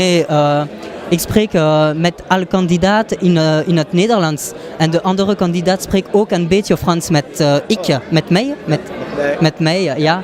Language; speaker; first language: Dutch; non-native, local second language; French